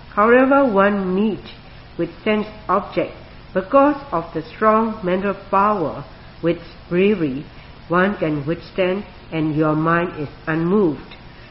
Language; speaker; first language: English; non-native, fluent; Burmese